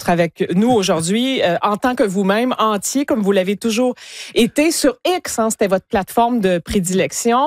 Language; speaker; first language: French; native; French